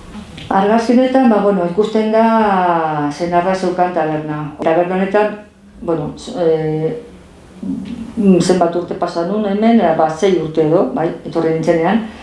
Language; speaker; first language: Basque; non-native, local second language; Spanish